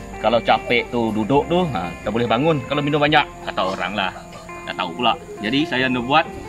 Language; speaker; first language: Malay; non-native, local second language; Iban